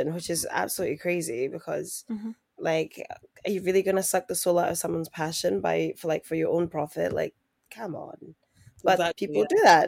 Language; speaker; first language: English; native; English